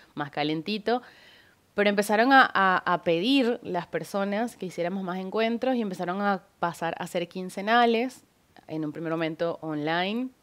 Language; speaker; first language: Spanish; native; Spanish